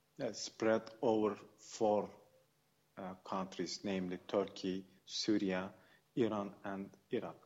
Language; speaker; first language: English; non-native, fluent; Kurdish